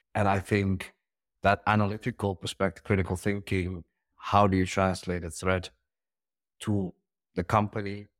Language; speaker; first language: English; early bilingual, heritage; Dutch